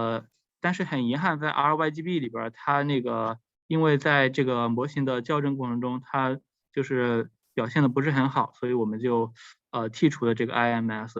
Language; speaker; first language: Chinese; native; Chinese